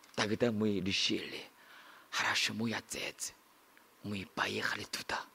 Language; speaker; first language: Russian; non-native, learner; Korean